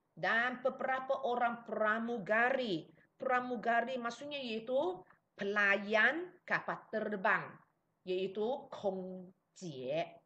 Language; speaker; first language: Malay; non-native, local second language; Chinese